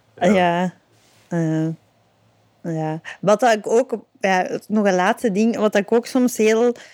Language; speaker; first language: Dutch; native; Dutch